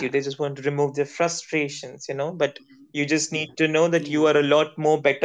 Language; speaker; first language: English; non-native, local second language; Hindi